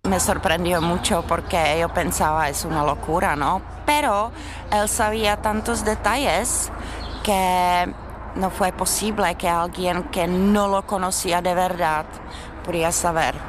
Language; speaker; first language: Spanish; non-native, learner; Czech